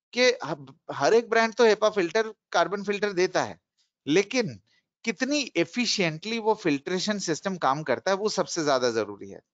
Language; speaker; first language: Hindi; non-native, local second language; Bangla